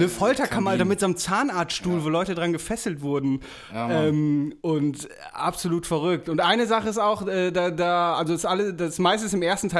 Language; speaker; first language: German; native; German